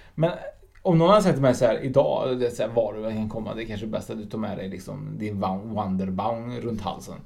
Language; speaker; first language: Swedish; native; Swedish